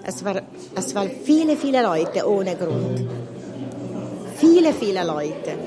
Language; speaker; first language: German; non-native, learner; Hungarian